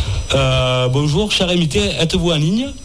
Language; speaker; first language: French; native; French